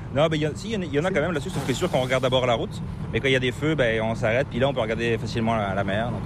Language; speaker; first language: French; native; French